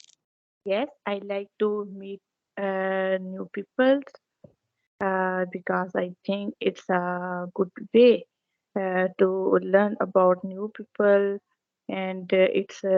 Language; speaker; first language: English; non-native, learner; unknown